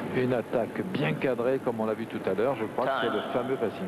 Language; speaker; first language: French; native; French